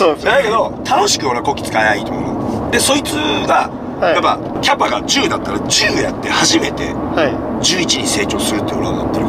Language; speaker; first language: Japanese; native; Japanese